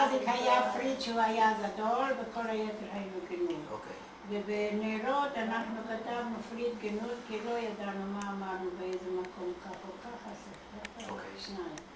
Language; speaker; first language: Hebrew; non-native, fluent; Hungarian